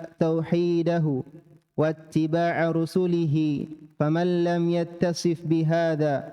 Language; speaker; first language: Arabic; non-native, learner; Indonesian